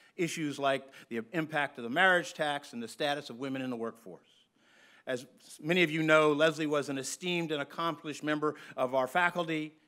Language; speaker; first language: English; native; English